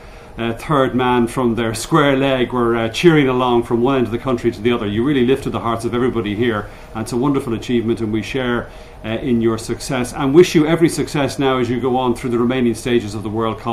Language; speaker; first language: English; native; English